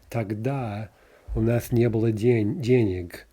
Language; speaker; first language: Russian; non-native, fluent; English